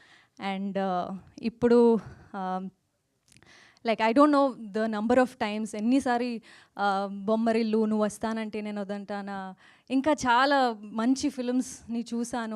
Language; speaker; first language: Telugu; non-native, learner; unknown